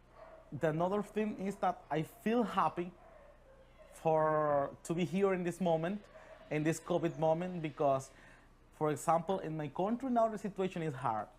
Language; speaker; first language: English; non-native, learner; Spanish